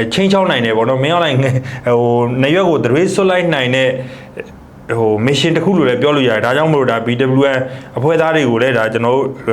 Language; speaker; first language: Burmese; native; Burmese